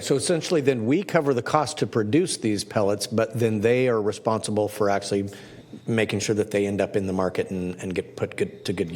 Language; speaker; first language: English; native; English